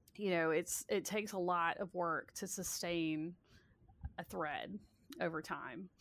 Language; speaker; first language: English; native; English